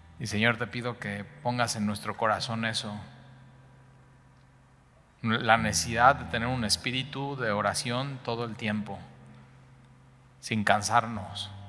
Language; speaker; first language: Spanish; native; Spanish